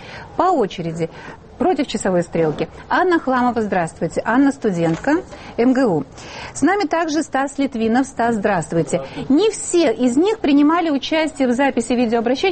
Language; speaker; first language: Russian; native; Russian